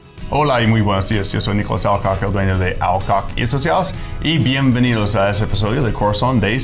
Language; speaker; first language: Spanish; non-native, fluent; English